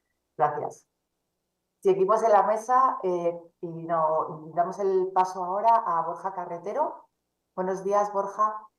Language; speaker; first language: Spanish; native; Spanish